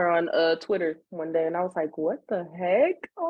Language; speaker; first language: English; native; English